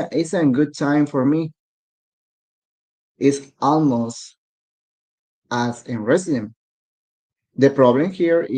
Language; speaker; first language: English; non-native, learner; Spanish